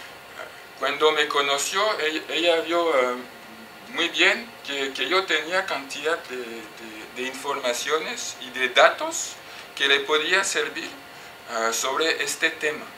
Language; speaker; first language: Spanish; non-native, fluent; French